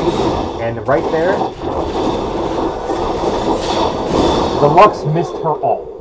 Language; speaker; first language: English; native; English